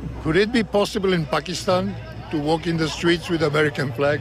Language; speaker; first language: English; non-native, fluent; Croatian